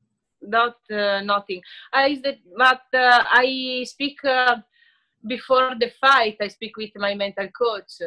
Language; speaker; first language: English; non-native, learner; Italian